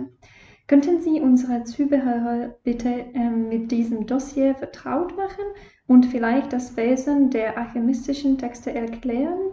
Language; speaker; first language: German; non-native, fluent; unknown